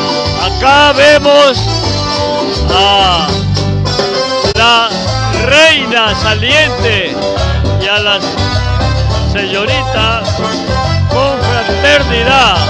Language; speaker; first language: Spanish; native; Spanish